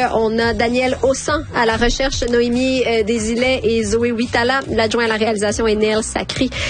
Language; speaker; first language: French; native; French